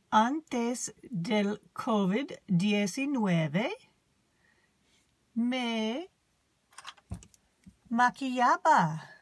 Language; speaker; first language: Spanish; non-native, fluent; English